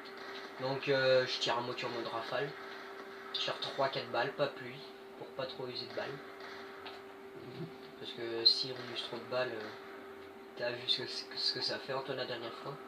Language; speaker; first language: French; native; French